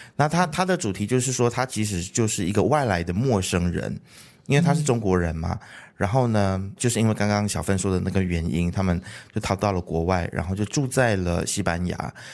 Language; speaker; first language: Chinese; native; Chinese